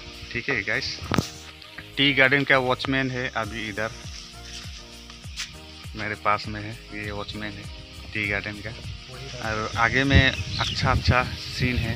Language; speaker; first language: Hindi; non-native, local second language; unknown